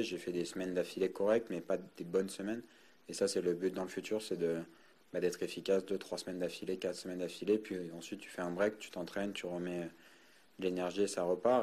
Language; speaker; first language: French; native; French